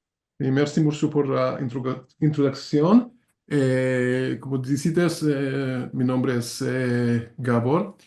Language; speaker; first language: Spanish; non-native, learner; Hungarian